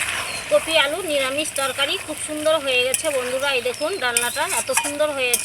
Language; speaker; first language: Bangla; native; Bangla